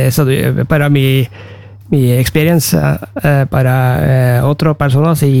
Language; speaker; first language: Spanish; non-native, learner; Norwegian